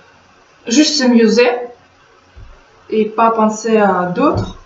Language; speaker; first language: French; non-native, fluent; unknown